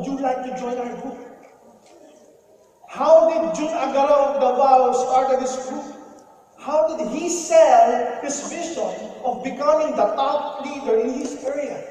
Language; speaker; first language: English; non-native, local second language; Filipino